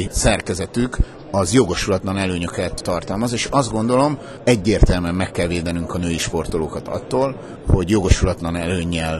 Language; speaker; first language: Hungarian; native; Hungarian